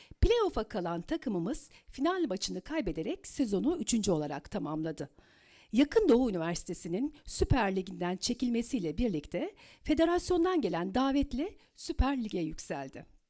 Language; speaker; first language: Turkish; native; Turkish